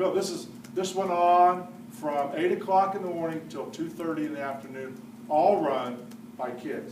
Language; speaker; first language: English; native; English